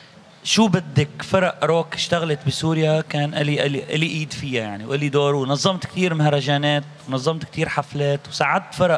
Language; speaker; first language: Arabic; native; Arabic